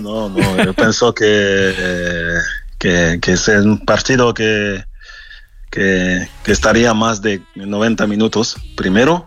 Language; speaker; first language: Spanish; non-native, fluent; French